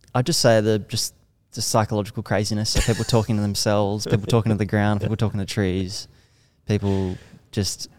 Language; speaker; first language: English; native; English